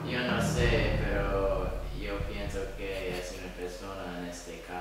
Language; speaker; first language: Spanish; non-native, learner; English